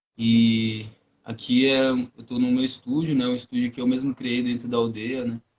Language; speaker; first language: Portuguese; non-native, local second language; Guarani